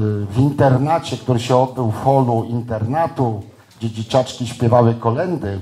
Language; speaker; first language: Polish; native; Polish